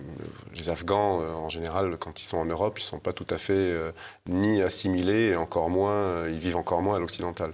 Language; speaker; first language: French; native; French